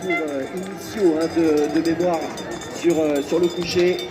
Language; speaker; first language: French; native; French